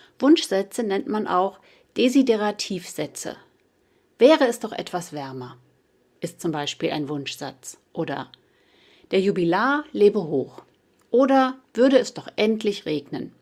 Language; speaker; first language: German; native; German